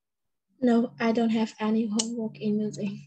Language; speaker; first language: English; non-native, learner; Vietnamese